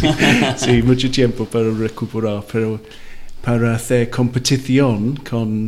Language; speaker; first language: Spanish; non-native, learner; Welsh